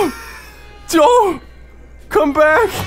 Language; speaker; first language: English; native; English